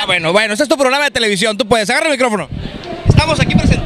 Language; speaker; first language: Spanish; native; Spanish